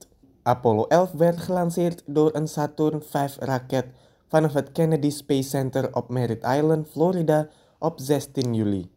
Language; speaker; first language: Dutch; non-native, fluent; Indonesian